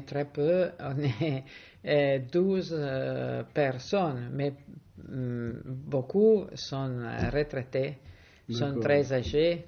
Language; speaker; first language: French; non-native, fluent; Italian